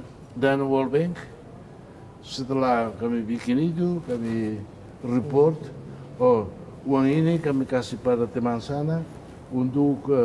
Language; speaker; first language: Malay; non-native, fluent; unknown